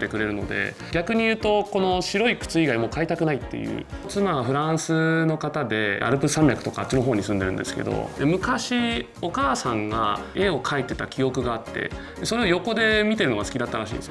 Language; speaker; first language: Japanese; native; Japanese